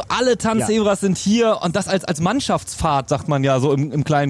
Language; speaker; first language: German; native; German